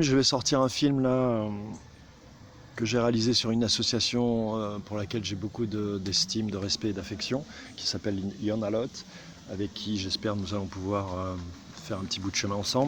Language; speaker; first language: French; native; French